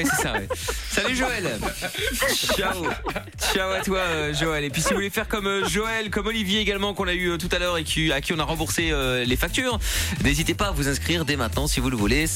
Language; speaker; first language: French; native; French